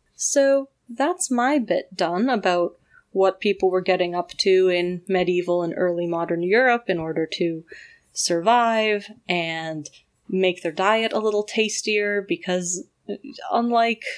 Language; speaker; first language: English; native; English